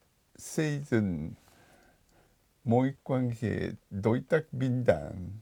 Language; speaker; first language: Vietnamese; non-native, fluent; Japanese